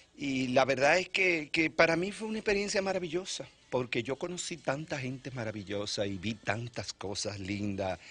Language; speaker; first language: Spanish; native; Spanish